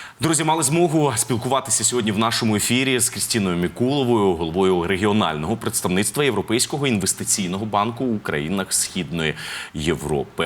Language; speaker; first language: Ukrainian; native; Ukrainian